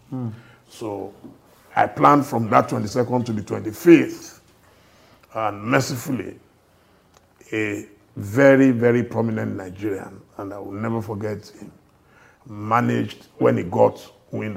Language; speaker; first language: English; non-native, local second language; Yoruba